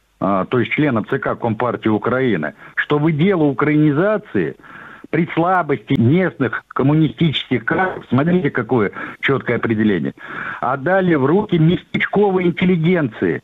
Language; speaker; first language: Russian; native; Russian